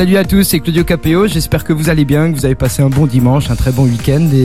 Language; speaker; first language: French; native; French